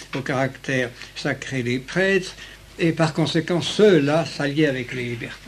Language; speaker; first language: French; native; French